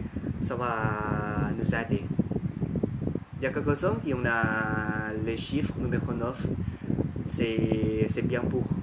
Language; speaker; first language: French; non-native, learner; Thai